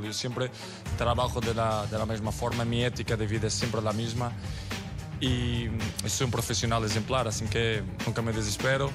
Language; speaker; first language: Spanish; non-native, fluent; Portuguese